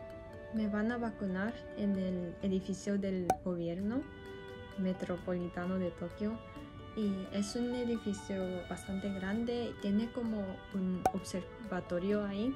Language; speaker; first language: Spanish; non-native, fluent; Japanese